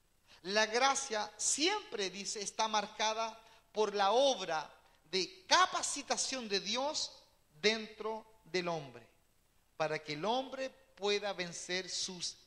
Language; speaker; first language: Spanish; native; Spanish